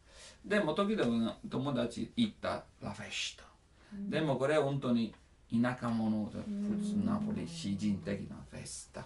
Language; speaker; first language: Japanese; non-native, learner; Italian